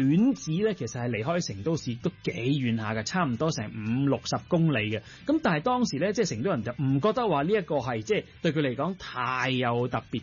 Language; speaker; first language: Cantonese; native; Cantonese